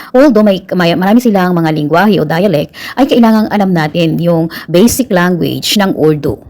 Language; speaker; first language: Filipino; native; Filipino